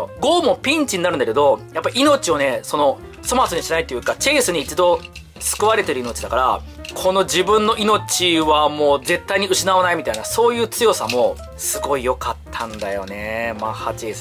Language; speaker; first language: Japanese; native; Japanese